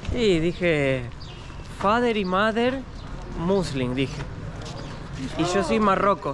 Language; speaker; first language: Spanish; native; Spanish